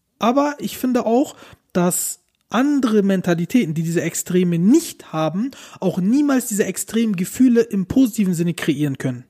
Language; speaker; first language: German; early bilingual, other home language; Turkish